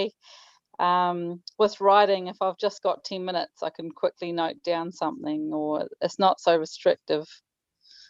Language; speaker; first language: English; native; English